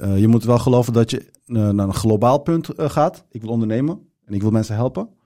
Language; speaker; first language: Dutch; early bilingual, other home language; Turkish